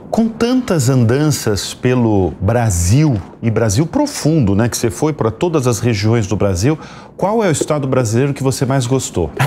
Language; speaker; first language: Portuguese; native; Portuguese